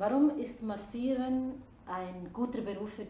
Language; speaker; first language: German; native; German